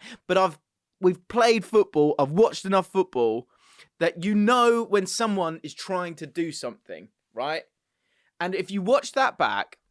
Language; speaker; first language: English; native; English